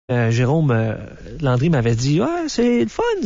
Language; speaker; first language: French; native; French